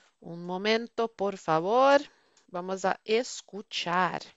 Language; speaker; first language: Spanish; non-native, fluent; Portuguese